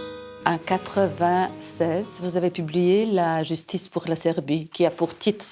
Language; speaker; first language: French; non-native, fluent; Serbian